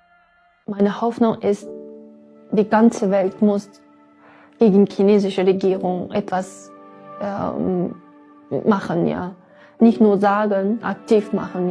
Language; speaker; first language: German; non-native, learner; Uyghur